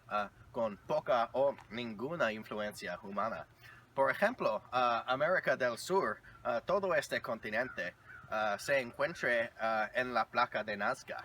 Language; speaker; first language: Spanish; non-native, learner; English